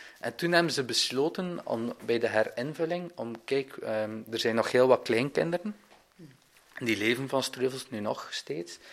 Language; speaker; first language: Dutch; native; Dutch